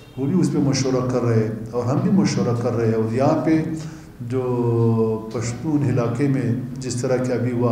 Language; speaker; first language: Urdu; non-native, local second language; Baluchi